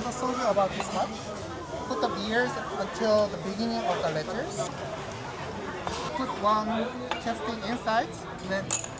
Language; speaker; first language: English; non-native, learner; Korean